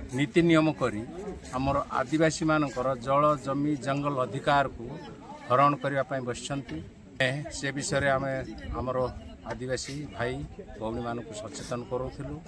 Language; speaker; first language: Odia; non-native, local second language; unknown